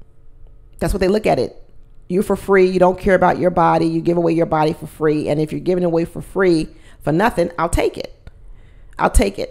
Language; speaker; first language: English; native; English